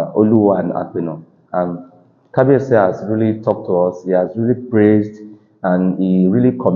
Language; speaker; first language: English; non-native, local second language; Yoruba